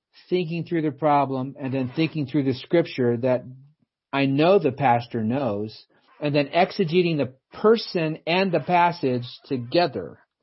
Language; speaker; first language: English; native; English